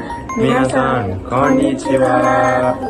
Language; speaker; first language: Japanese; non-native, learner; Indonesian